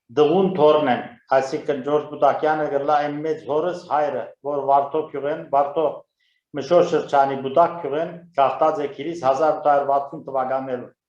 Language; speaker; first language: Armenian; native; Armenian